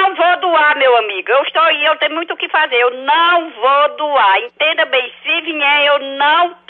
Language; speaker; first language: Portuguese; native; Portuguese